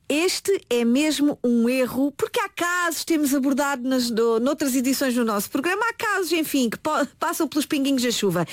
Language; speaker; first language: Portuguese; native; Portuguese